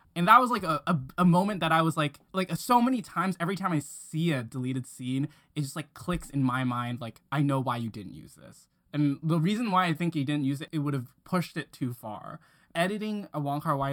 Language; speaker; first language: English; non-native, local second language; Cantonese